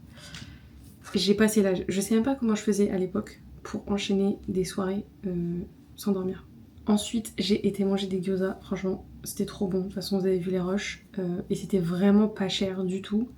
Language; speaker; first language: French; native; French